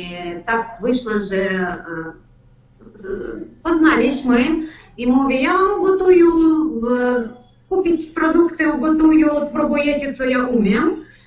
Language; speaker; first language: Polish; non-native, learner; Ukrainian